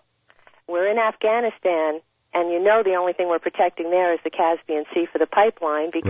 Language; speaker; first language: English; native; English